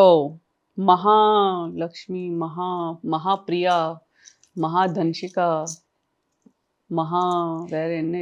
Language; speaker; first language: Tamil; non-native, local second language; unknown